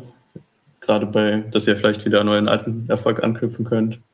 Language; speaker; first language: German; native; German